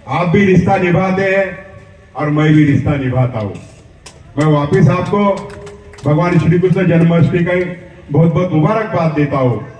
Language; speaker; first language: Hindi; native; Hindi